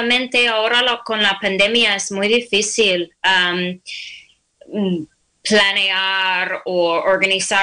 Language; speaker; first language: Spanish; non-native, fluent; English